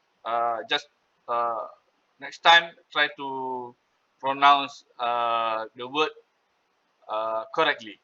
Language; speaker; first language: English; non-native, local second language; Malay